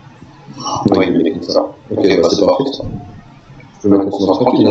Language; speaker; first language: French; native; French